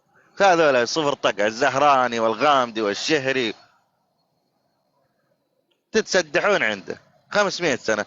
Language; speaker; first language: Arabic; native; Arabic